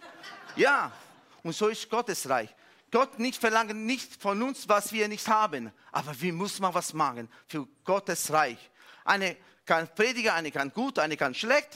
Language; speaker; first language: German; non-native, fluent; Italian